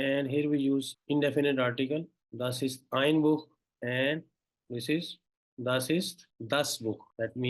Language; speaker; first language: German; non-native, fluent; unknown